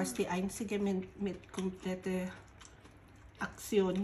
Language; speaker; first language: German; non-native, fluent; Filipino